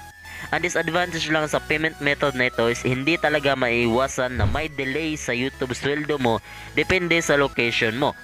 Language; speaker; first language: Filipino; native; Filipino